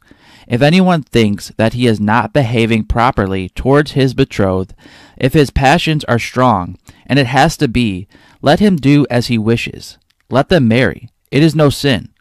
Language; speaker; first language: English; native; English